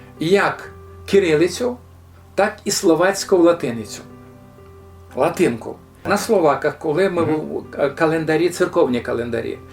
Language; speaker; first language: Ukrainian; native; Ukrainian